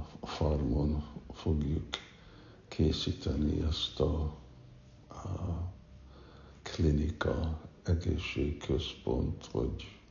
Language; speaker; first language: Hungarian; early bilingual, heritage; Hungarian